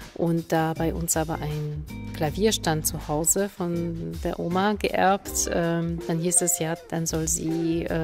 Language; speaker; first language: German; non-native, fluent; Polish